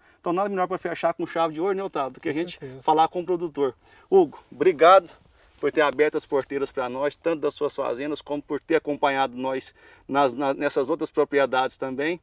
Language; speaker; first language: Portuguese; native; Portuguese